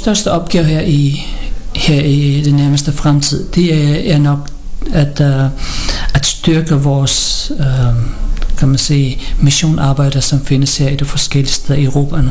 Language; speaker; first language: Danish; early bilingual, other home language; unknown